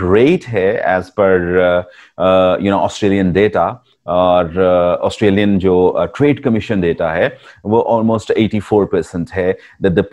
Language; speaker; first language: Urdu; non-native, local second language; Punjabi